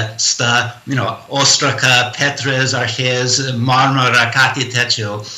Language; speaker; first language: Greek; non-native, fluent; English